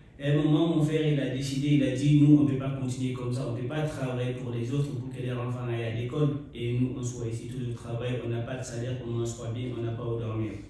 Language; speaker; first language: French; non-native, local second language; Fula